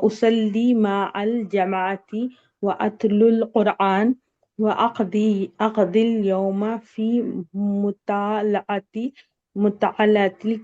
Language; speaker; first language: Arabic; non-native, learner; Urdu